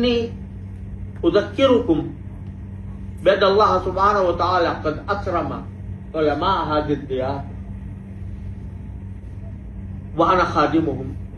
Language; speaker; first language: Arabic; non-native, fluent; Urdu